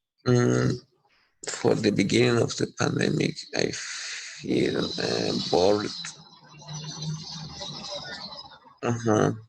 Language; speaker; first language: English; non-native, learner; Spanish